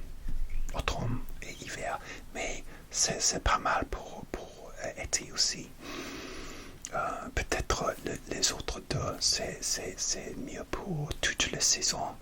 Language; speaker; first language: French; non-native, learner; English